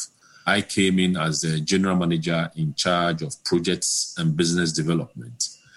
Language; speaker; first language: English; non-native, local second language; Akan